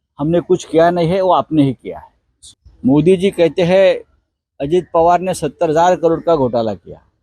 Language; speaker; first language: Hindi; non-native, local second language; Marathi